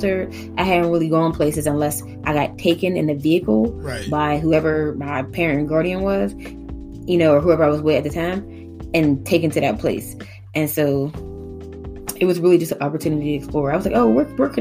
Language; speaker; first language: English; native; English